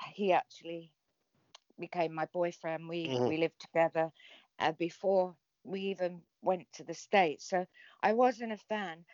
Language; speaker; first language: English; native; English